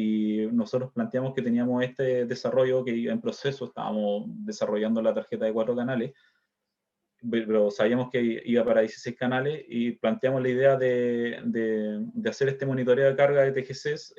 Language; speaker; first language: Spanish; native; Spanish